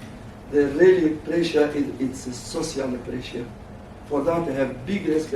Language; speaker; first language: English; non-native, learner; French